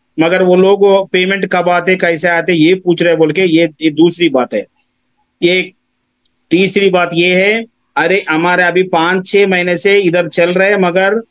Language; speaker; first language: Hindi; non-native, local second language; Telugu